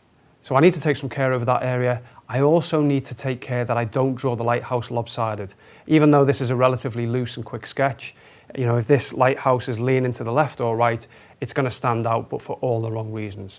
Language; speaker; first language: English; native; English